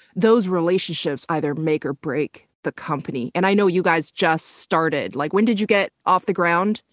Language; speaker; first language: English; native; English